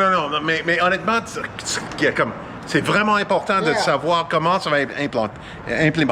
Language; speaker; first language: French; non-native, fluent; English